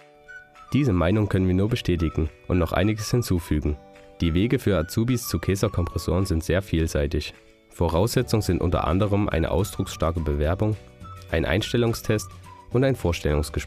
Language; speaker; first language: German; native; German